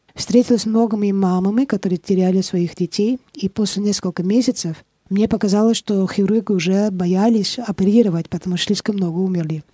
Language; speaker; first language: Russian; non-native, fluent; Dutch